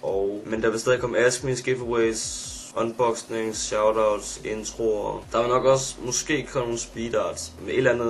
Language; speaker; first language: Danish; native; Danish